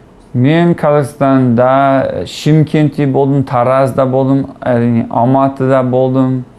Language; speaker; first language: Kazakh; non-native, learner; English